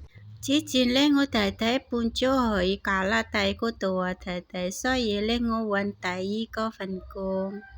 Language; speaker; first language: Cantonese; non-native, learner; Indonesian